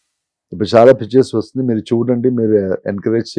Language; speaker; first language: Telugu; non-native, fluent; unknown